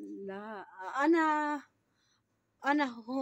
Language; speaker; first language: Arabic; non-native, learner; Filipino